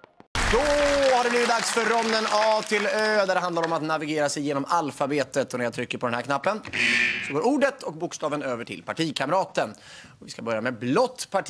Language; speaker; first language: Swedish; native; Swedish